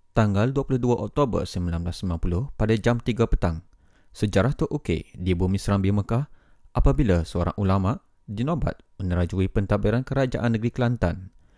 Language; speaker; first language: Malay; native; Malay